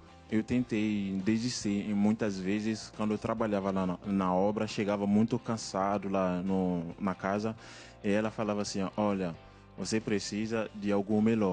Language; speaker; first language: Portuguese; non-native, fluent; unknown